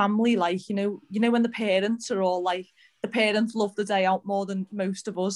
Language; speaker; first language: English; native; English